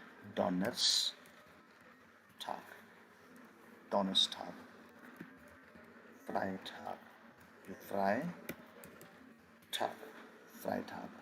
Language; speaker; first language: German; non-native, fluent; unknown